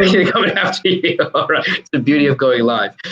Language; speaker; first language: English; native; English